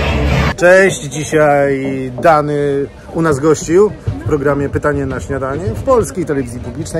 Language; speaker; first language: Polish; native; Polish